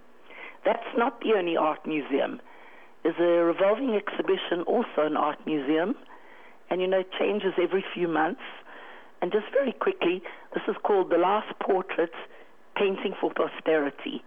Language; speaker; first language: English; native; English